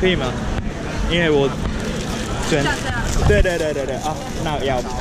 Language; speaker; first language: Chinese; non-native, learner; Japanese